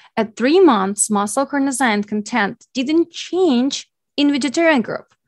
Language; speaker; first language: English; non-native, fluent; Ukrainian